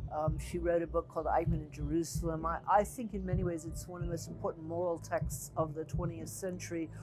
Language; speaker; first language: English; native; English